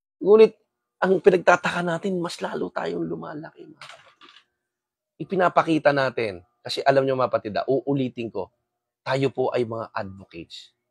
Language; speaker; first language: Filipino; non-native, local second language; Waray